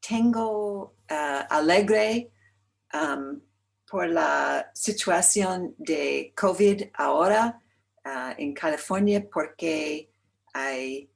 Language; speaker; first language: Spanish; non-native, learner; English